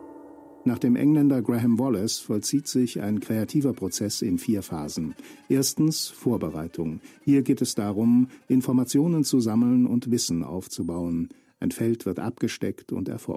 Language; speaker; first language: German; native; German